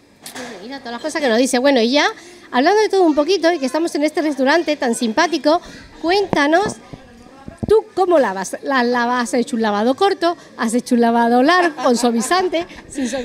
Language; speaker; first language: Spanish; native; Spanish